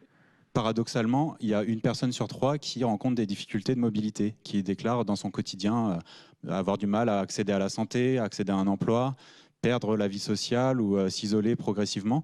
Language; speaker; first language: French; native; French